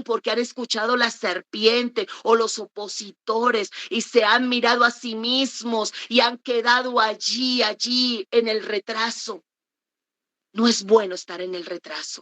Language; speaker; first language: Spanish; native; Spanish